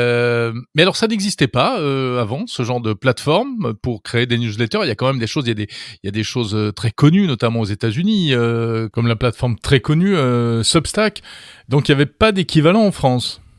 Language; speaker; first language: French; native; French